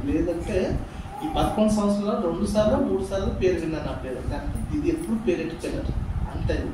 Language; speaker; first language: Telugu; non-native, local second language; Urdu